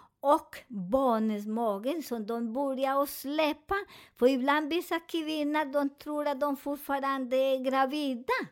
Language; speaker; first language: Swedish; non-native, fluent; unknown